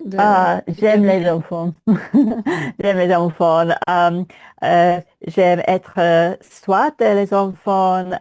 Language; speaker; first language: French; non-native, learner; English